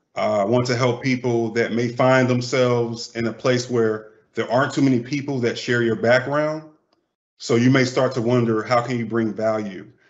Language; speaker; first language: English; native; English